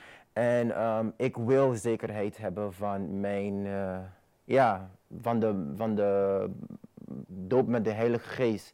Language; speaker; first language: Dutch; non-native, fluent; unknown